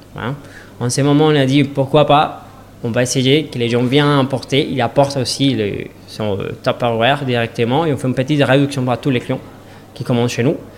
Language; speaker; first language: French; non-native, learner; Spanish